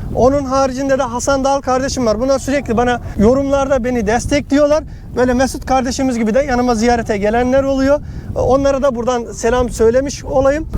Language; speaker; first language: Turkish; native; Turkish